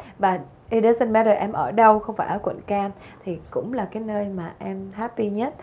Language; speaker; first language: Vietnamese; native; Vietnamese